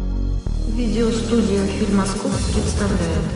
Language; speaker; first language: Russian; native; Russian